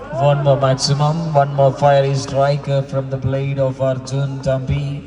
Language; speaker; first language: English; non-native, local second language; Malayalam